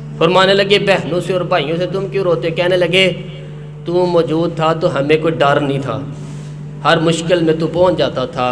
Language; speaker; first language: Urdu; non-native, local second language; Punjabi